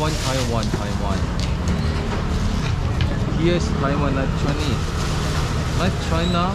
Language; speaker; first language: English; non-native, learner; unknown